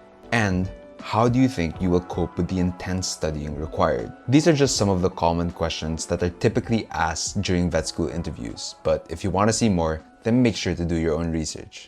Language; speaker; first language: English; non-native, local second language; Filipino